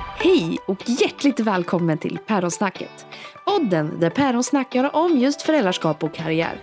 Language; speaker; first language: Swedish; native; Swedish